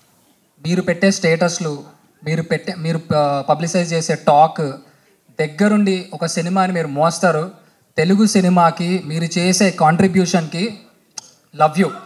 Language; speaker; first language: Telugu; native; Telugu